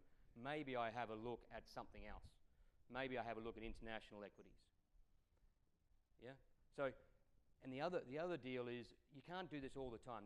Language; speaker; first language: English; native; English